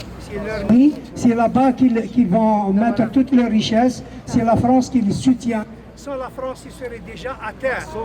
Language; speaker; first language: French; non-native, local second language; Kabyle